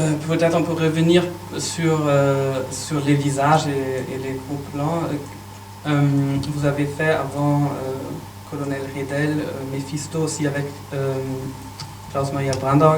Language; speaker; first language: French; non-native, fluent; German